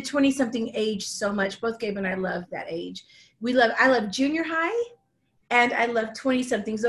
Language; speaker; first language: English; native; English